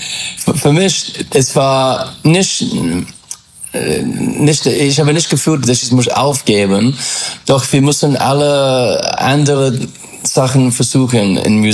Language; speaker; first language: German; non-native, learner; English